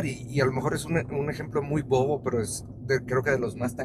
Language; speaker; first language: Spanish; native; Spanish